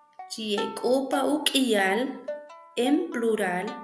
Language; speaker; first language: Spanish; non-native, local second language; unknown